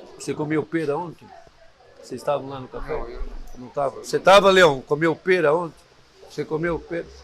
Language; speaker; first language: Portuguese; native; Portuguese